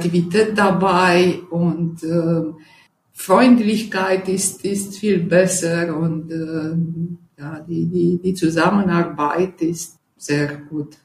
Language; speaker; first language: German; non-native, fluent; Romanian